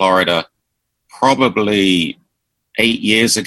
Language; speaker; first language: English; native; English